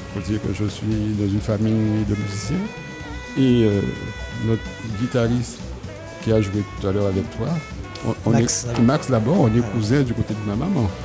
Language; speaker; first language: French; native; French